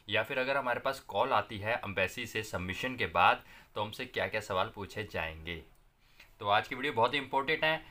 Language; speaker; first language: Hindi; non-native, local second language; Punjabi